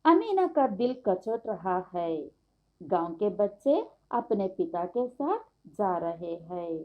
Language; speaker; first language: Hindi; non-native, local second language; Telugu